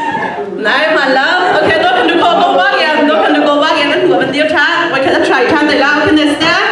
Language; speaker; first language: Norwegian; non-native, fluent; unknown